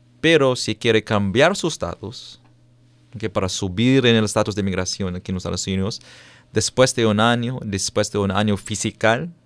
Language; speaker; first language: Spanish; non-native, fluent; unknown